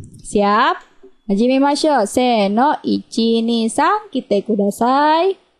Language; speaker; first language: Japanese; non-native, fluent; Indonesian